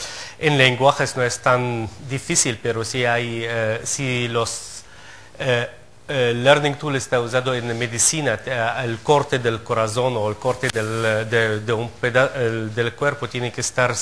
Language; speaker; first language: Spanish; non-native, fluent; Arabic